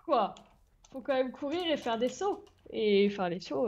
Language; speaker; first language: French; native; French